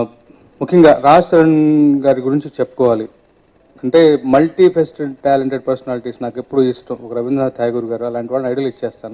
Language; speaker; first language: Telugu; native; Telugu